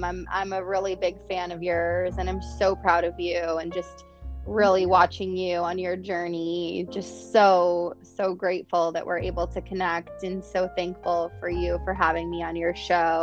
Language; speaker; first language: English; native; English